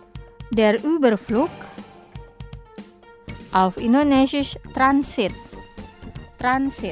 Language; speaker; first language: German; non-native, fluent; Indonesian